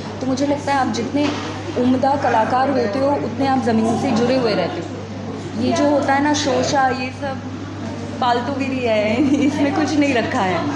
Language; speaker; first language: Hindi; non-native, local second language; Bangla